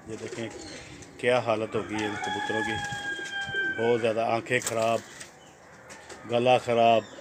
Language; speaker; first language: Hindi; non-native, local second language; Punjabi